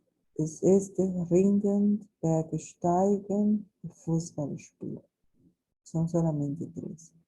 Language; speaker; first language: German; non-native, fluent; Spanish